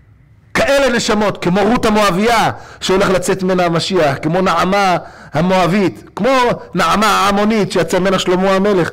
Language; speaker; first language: Hebrew; native; Hebrew